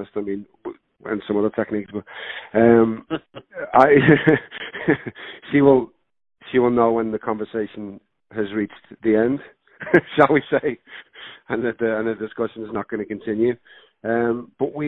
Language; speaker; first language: English; native; English